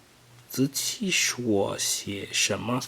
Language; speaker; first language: Chinese; non-native, learner; English